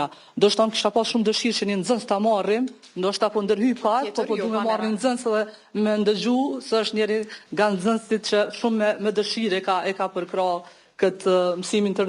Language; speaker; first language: Albanian; native; Albanian